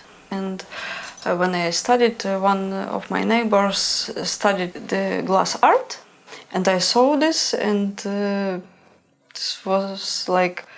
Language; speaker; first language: English; non-native, learner; Ukrainian